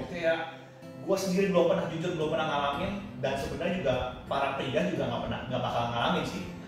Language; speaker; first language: Indonesian; native; Indonesian